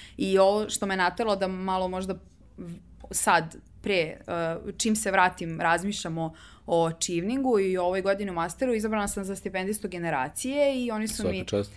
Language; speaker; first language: Serbian; native; Serbian